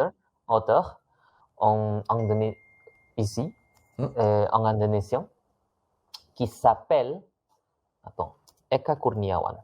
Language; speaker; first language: French; non-native, learner; Indonesian